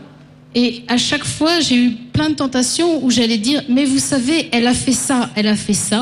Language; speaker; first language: French; native; French